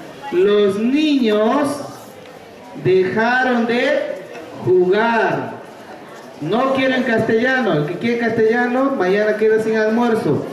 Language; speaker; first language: Spanish; non-native, local second language; Shipibo-Conibo